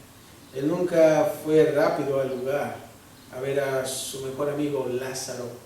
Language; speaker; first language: Spanish; early bilingual, heritage; Spanish